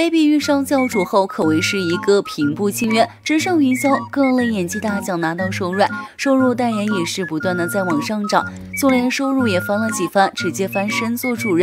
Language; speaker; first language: Chinese; native; Chinese